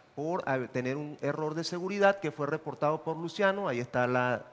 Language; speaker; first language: Spanish; native; Spanish